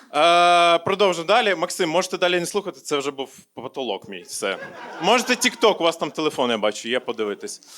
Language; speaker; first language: Ukrainian; non-native, local second language; Russian